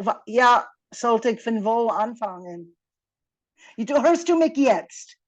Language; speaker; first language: German; non-native, fluent; English